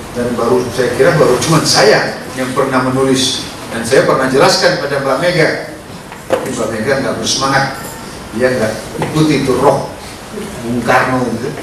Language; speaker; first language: Indonesian; non-native, local second language; Punjabi